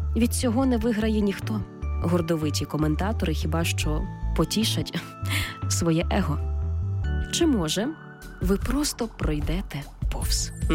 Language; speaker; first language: Ukrainian; native; Ukrainian